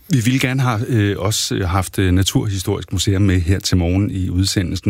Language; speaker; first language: Danish; native; Danish